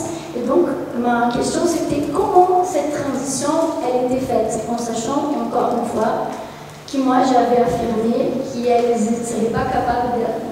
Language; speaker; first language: French; non-native, fluent; Portuguese